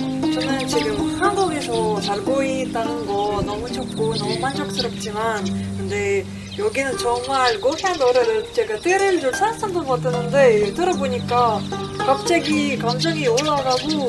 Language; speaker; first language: Korean; non-native, fluent; Russian